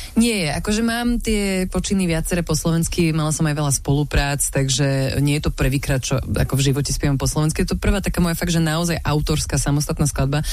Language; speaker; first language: Slovak; early bilingual, other home language; English